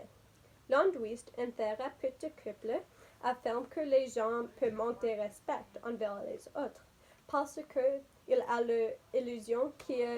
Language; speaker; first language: French; non-native, learner; English